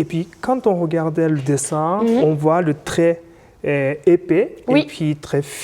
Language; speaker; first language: French; non-native, fluent; Japanese